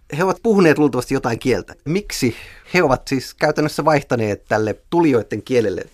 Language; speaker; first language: Finnish; native; Finnish